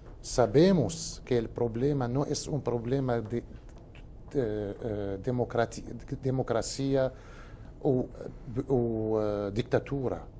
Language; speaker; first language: Portuguese; non-native, fluent; Spanish